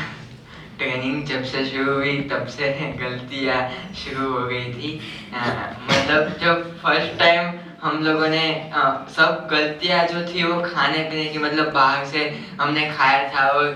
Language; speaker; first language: Hindi; native; Hindi